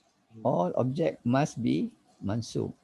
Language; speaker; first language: English; non-native, learner; Malay